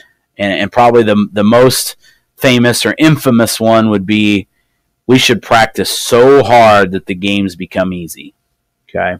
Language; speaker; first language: English; native; English